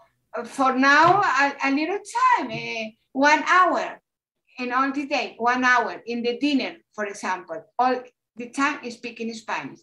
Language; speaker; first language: English; non-native, learner; Spanish